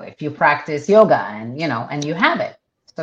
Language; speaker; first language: English; non-native, fluent; Hebrew